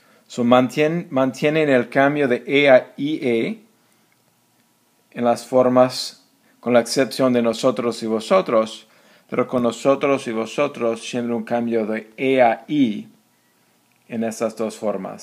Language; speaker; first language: Spanish; non-native, fluent; English